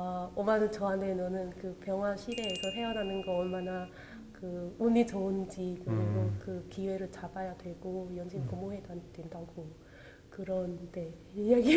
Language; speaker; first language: Korean; non-native, local second language; Vietnamese